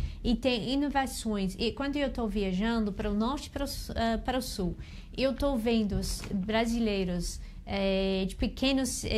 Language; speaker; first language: Portuguese; non-native, learner; English